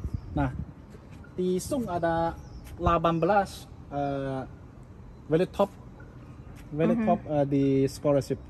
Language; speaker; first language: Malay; non-native, learner; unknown